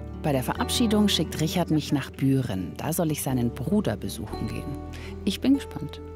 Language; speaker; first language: German; native; German